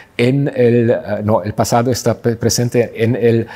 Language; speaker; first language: Spanish; non-native, fluent; German